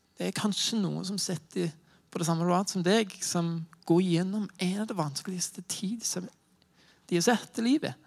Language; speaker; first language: Norwegian; non-native, fluent; English